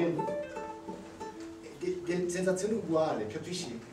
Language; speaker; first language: Italian; non-native, learner; German